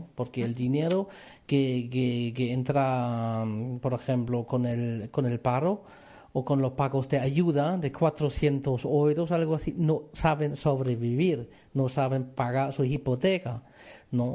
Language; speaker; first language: Spanish; non-native, fluent; German